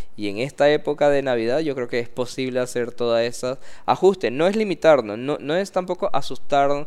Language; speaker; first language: Spanish; native; Spanish